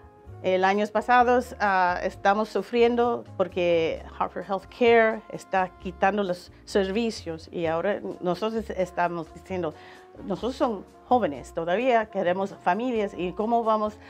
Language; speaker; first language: Spanish; non-native, learner; English